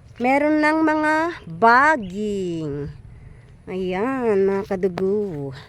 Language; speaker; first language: Filipino; native; Filipino